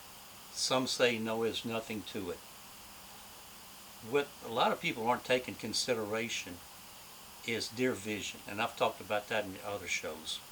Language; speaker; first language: English; native; English